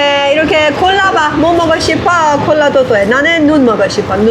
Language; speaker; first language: Korean; non-native, learner; Persian